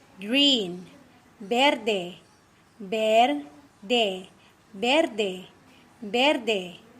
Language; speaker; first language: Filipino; non-native, local second language; Iloko